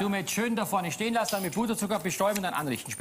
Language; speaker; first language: German; native; German